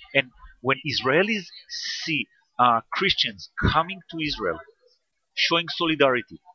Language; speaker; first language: English; non-native, fluent; Hebrew